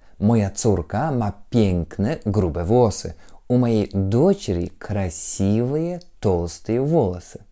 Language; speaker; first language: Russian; non-native, fluent; Polish